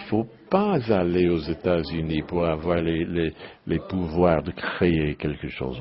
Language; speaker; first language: French; non-native, learner; English